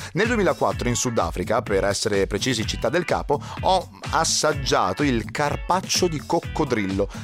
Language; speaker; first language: Italian; native; Italian